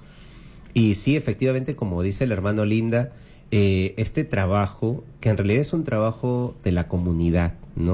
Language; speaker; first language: Spanish; native; Spanish